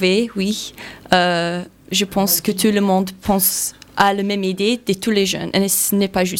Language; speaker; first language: French; non-native, learner; English